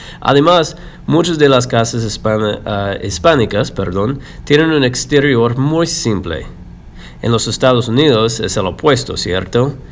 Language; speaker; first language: Spanish; non-native, fluent; English